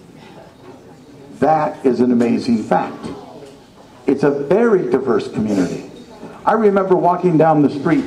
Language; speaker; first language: English; native; English